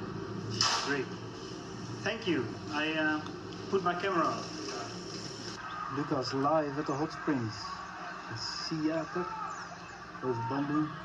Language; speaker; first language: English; non-native, fluent; Dutch